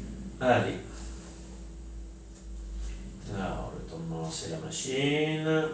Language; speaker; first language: French; native; French